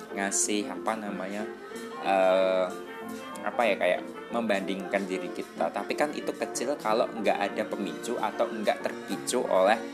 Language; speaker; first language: Indonesian; early bilingual, heritage; Indonesian